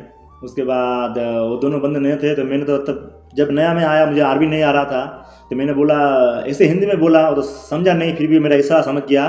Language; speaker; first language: Hindi; non-native, local second language; Bangla